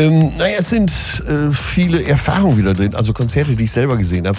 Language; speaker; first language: German; native; German